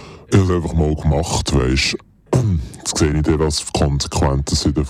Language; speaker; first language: German; native; German